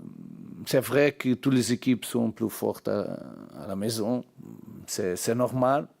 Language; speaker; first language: French; non-native, learner; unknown